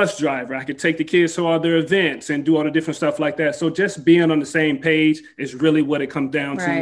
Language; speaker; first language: English; native; English